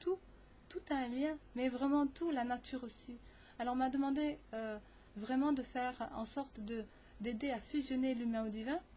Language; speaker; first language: French; native; French